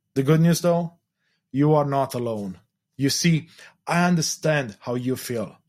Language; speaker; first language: English; non-native, fluent; Romanian